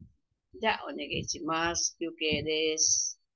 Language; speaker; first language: Japanese; non-native, fluent; Filipino